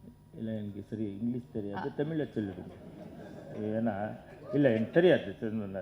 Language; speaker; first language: Tamil; non-native, learner; Kannada